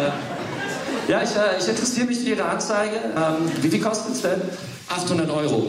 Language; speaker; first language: German; early bilingual, other home language; English